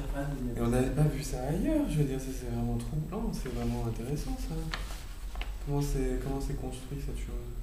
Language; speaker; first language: French; native; French